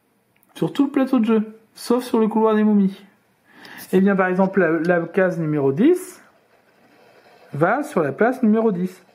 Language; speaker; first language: French; native; French